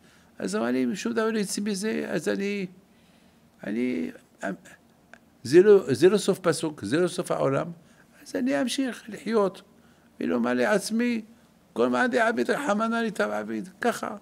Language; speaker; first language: Hebrew; non-native, fluent; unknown